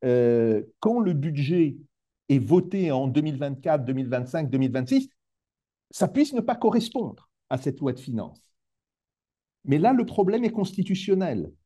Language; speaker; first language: French; native; French